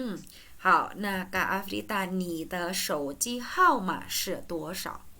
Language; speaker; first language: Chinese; non-native, fluent; Indonesian